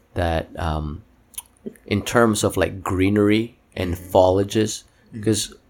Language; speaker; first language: English; non-native, local second language; Cebuano